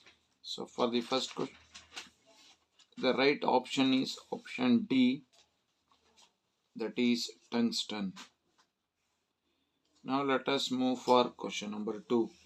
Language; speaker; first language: English; non-native, local second language; Kannada